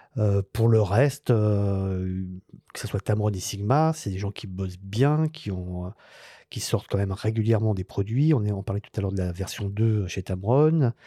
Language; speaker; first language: French; native; French